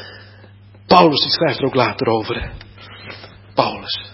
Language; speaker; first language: Dutch; native; Dutch